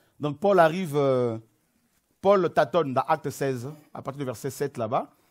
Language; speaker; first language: French; non-native, local second language; Lingala